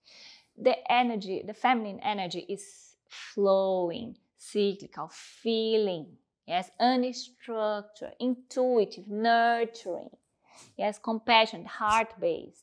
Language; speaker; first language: English; non-native, fluent; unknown